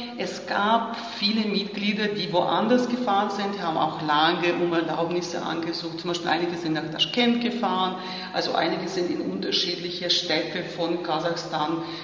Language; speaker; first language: German; non-native, fluent; Ukrainian